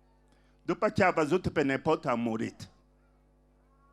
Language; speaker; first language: Romanian; non-native, fluent; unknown